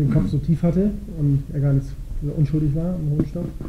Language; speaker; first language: German; native; German